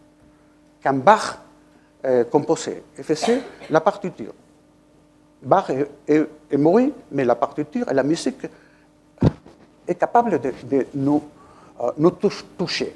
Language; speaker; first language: French; non-native, fluent; Spanish